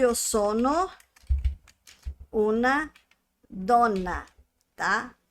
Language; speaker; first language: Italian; non-native, fluent; Portuguese